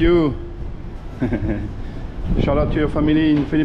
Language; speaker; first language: English; non-native, learner; French